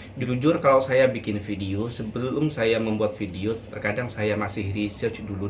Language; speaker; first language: Indonesian; non-native, local second language; Madurese